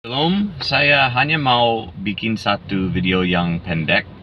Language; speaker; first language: Indonesian; non-native, fluent; English